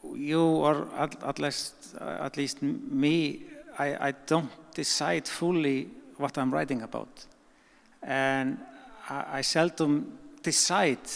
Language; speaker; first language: English; non-native, fluent; Icelandic